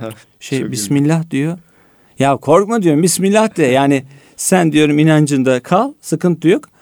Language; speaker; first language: Turkish; native; Turkish